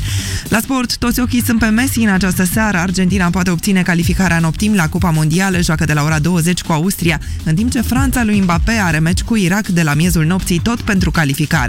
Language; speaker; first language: Romanian; native; Romanian